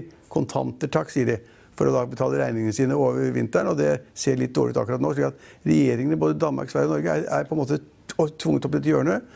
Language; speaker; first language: Norwegian; native; Norwegian